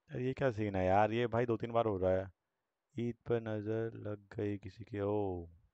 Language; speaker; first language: Hindi; native; Hindi